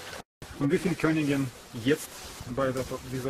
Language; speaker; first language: German; non-native, learner; Russian